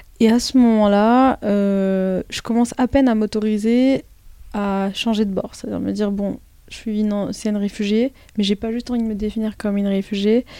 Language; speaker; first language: French; early bilingual, other home language; Arabic